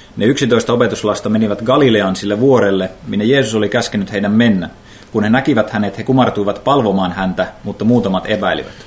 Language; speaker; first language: Finnish; native; Finnish